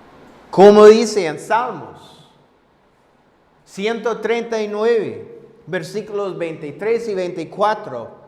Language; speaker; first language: Spanish; non-native, fluent; English